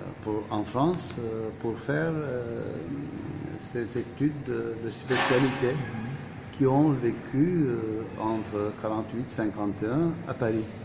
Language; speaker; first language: French; non-native, fluent; Turkish